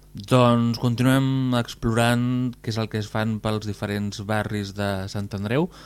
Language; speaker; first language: Catalan; native; Catalan